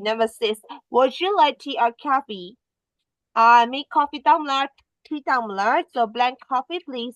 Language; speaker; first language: English; non-native, fluent; Burmese